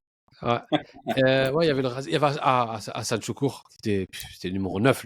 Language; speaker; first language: French; native; French